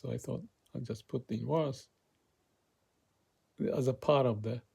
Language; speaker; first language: English; non-native, fluent; Japanese